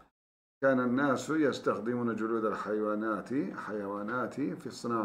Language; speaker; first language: Arabic; non-native, fluent; Turkish